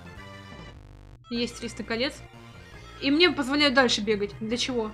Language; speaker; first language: Russian; native; Russian